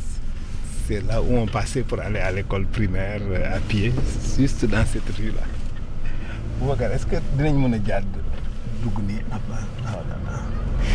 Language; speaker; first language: French; native; French